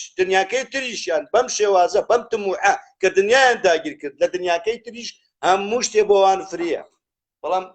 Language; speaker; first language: Central Kurdish; non-native, local second language; Gurani